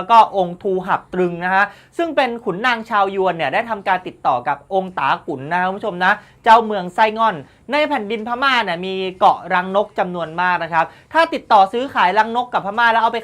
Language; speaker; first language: Thai; native; Thai